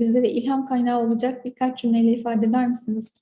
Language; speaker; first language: Turkish; native; Turkish